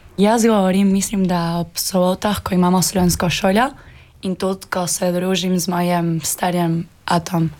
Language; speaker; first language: Slovenian; early bilingual, heritage; Spanish